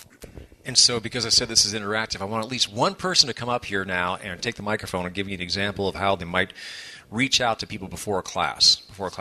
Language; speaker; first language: English; native; English